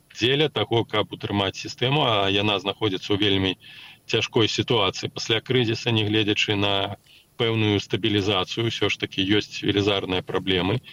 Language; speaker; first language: Belarusian; non-native, local second language; Russian